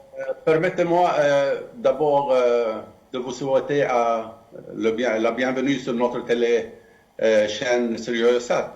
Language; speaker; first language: French; non-native, fluent; Arabic